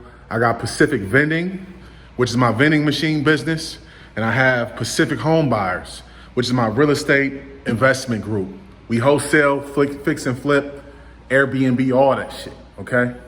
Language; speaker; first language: English; native; English